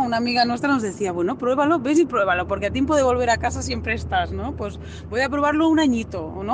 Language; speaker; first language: Spanish; native; Spanish